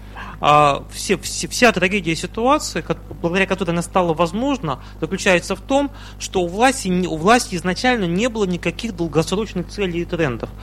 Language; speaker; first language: Russian; native; Russian